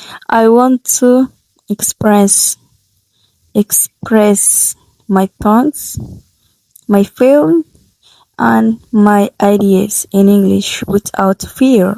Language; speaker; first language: English; non-native, learner; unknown